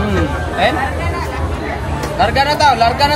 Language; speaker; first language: Filipino; non-native, local second language; Cebuano